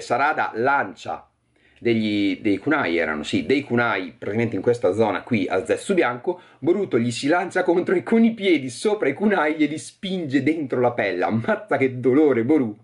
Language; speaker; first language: Italian; native; Italian